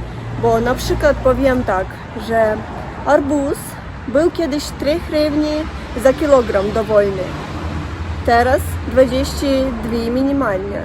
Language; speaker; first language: Polish; non-native, learner; Russian